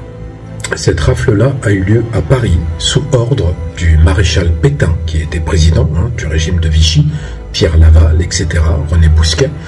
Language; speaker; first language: French; native; French